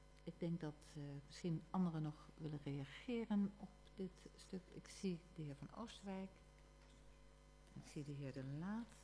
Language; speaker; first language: Dutch; native; Dutch